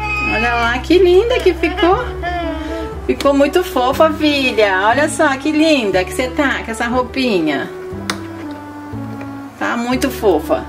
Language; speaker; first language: Portuguese; native; Portuguese